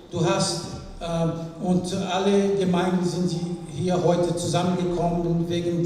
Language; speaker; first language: German; non-native, fluent; French